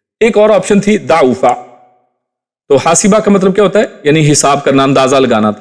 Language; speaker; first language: Urdu; native; Urdu